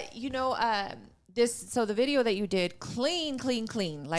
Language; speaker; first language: English; native; English